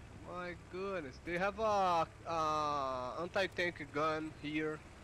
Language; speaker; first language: English; non-native, fluent; Portuguese